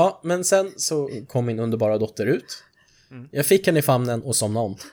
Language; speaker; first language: Swedish; native; Swedish